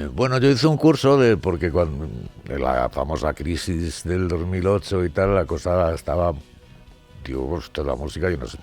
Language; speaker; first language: Spanish; native; Spanish